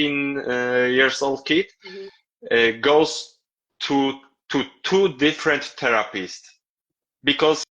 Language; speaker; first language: English; non-native, learner; Polish